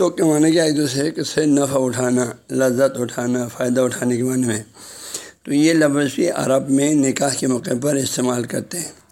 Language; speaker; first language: Urdu; non-native, local second language; Balti